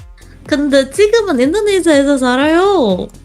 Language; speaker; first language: Korean; non-native, learner; Indonesian